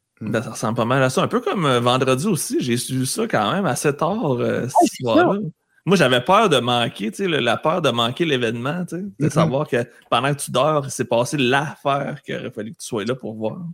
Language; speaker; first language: French; native; French